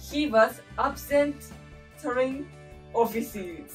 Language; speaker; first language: English; non-native, learner; Japanese